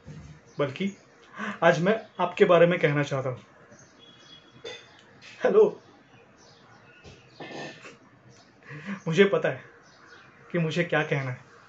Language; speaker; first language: Hindi; non-native, local second language; Marathi